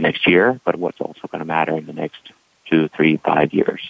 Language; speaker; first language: English; non-native, fluent; Danish